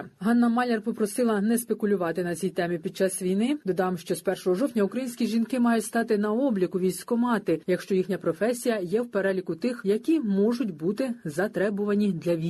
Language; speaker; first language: Ukrainian; native; Ukrainian